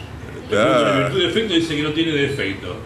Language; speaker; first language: Spanish; native; Spanish